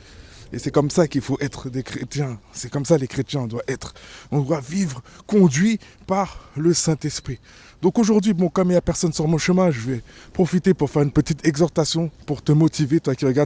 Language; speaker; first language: French; native; French